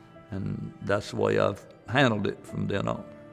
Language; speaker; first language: English; native; English